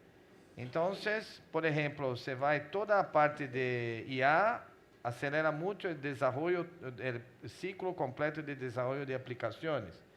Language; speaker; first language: Spanish; non-native, fluent; Portuguese